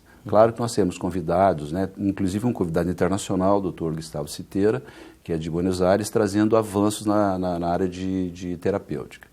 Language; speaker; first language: Portuguese; native; Portuguese